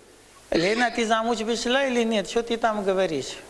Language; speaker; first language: Russian; non-native, learner; Hindi